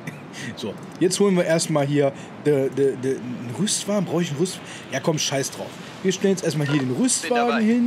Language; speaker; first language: German; native; German